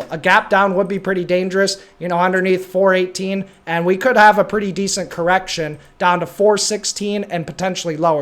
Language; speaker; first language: English; native; English